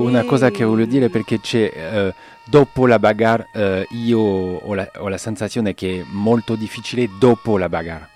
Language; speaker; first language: Italian; non-native, learner; French